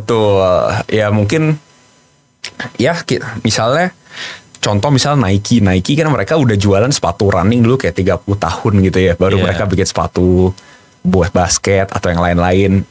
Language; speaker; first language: Indonesian; native; Indonesian